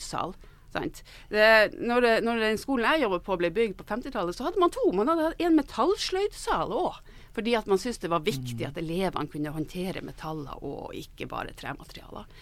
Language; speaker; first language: Norwegian; native; Norwegian